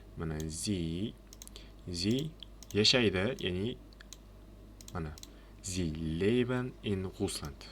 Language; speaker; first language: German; non-native, learner; Uzbek